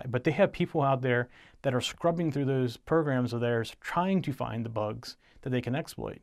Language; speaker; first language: English; native; English